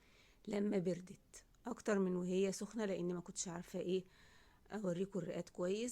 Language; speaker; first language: Arabic; native; Arabic